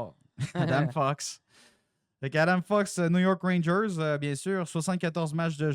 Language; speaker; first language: French; native; French